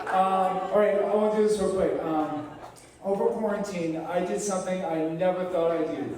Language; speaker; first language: English; native; English